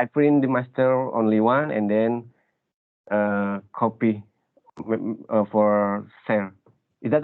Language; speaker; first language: English; non-native, learner; Indonesian